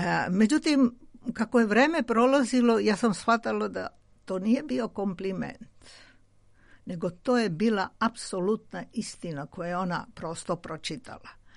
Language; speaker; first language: Croatian; non-native, fluent; Georgian